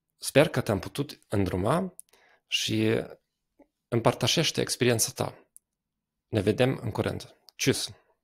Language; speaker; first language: Romanian; non-native, fluent; German